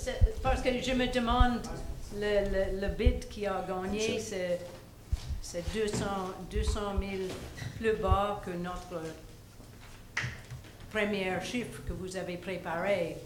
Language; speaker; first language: French; non-native, local second language; English